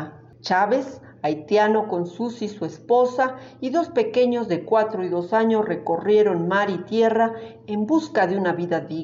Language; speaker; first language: Spanish; native; Spanish